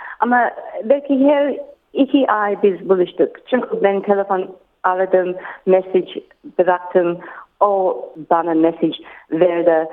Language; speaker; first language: Turkish; non-native, learner; English